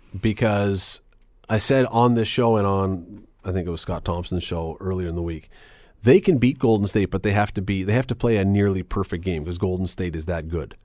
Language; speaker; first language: English; native; English